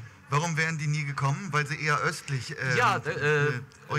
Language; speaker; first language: German; native; German